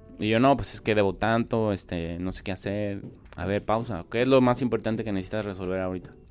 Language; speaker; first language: Spanish; native; Spanish